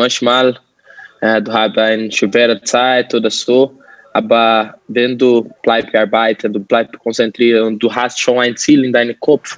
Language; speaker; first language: German; non-native, learner; Portuguese